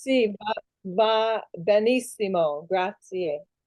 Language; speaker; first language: Italian; non-native, learner; English